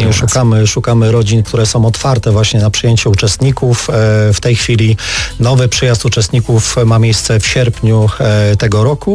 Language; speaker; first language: Polish; native; Polish